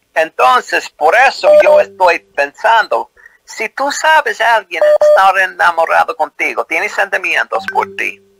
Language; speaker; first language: Spanish; non-native, learner; English